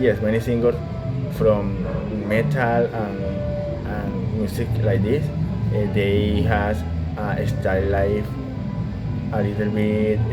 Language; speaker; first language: English; non-native, learner; Spanish